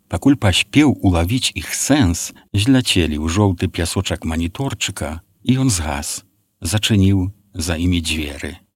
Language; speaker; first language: Belarusian; native; Belarusian